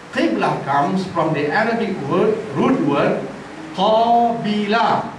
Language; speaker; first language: English; non-native, local second language; Malay